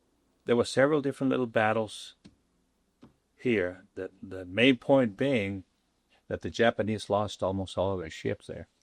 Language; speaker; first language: English; non-native, local second language; Spanish